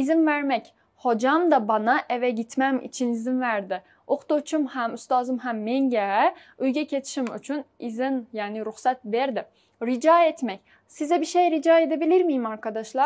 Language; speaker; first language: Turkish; non-native, fluent; Uzbek